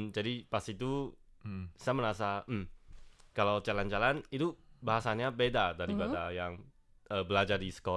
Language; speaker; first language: Indonesian; non-native, fluent; Chinese